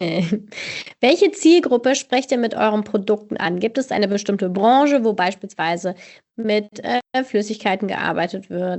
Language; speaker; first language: German; native; German